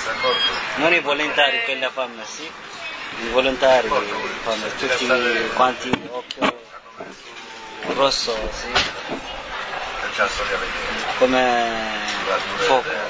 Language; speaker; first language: Italian; non-native, learner; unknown